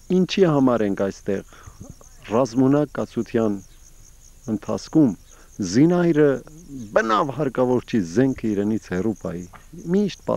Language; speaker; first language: Armenian; early bilingual, heritage; Armenian